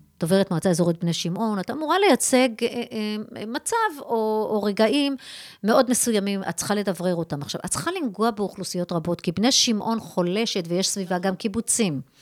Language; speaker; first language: Hebrew; native; Hebrew